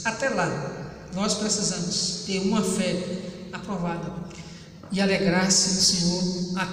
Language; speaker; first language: Portuguese; native; Portuguese